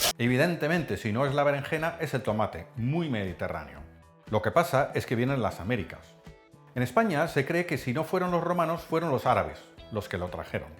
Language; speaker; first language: Spanish; non-native, fluent; Dutch